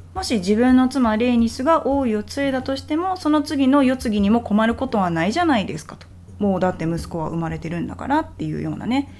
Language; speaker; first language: Japanese; native; Japanese